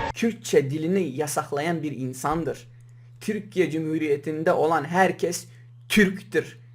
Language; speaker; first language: Turkish; native; Turkish